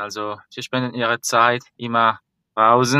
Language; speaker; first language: German; non-native, fluent; Spanish